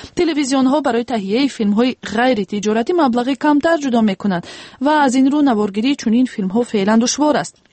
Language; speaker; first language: Persian; native; Persian